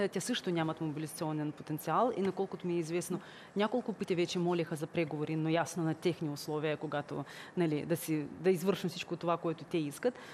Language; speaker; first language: Bulgarian; early bilingual, heritage; Bulgarian